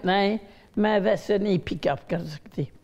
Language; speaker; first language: Hindi; non-native, fluent; Swedish